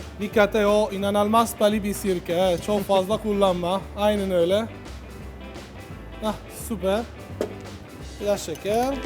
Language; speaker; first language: Turkish; non-native, learner; Italian